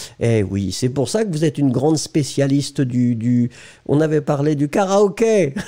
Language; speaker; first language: French; native; French